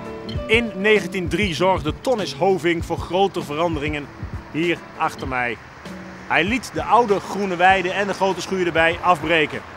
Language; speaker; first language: Dutch; native; Dutch